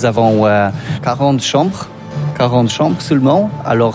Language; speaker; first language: French; non-native, learner; Polish